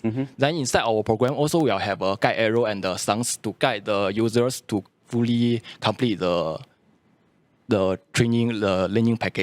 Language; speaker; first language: English; non-native, local second language; Chinese